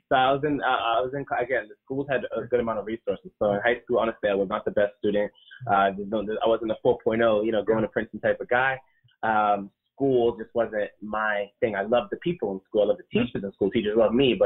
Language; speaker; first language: English; native; English